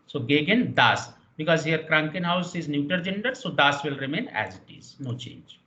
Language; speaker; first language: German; non-native, fluent; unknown